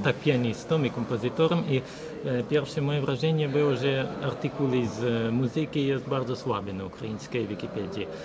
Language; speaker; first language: Polish; non-native, learner; Ukrainian